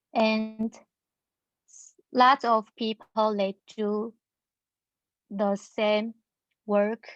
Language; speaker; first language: English; non-native, learner; Chinese